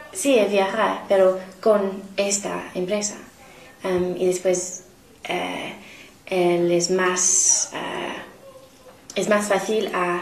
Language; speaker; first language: Spanish; non-native, learner; English